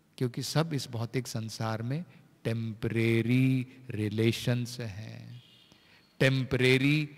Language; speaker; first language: Hindi; native; Hindi